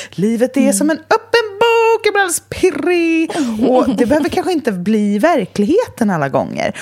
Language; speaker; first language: Swedish; native; Swedish